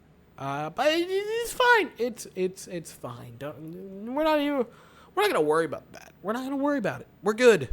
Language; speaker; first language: English; native; English